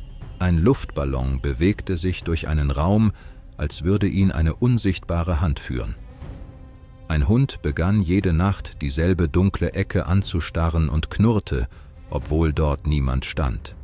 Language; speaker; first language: German; native; German